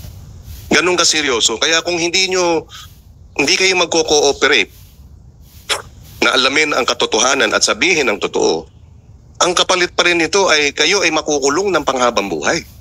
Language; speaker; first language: Filipino; native; Filipino